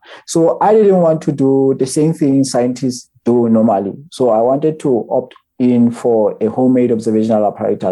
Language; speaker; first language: English; non-native, local second language; Southern Sotho